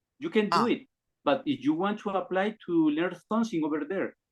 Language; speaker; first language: English; non-native, learner; Spanish